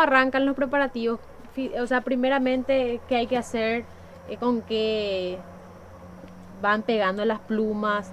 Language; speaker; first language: Spanish; native; Spanish